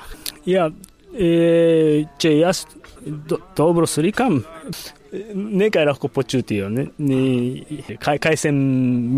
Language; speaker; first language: Slovenian; non-native, learner; Japanese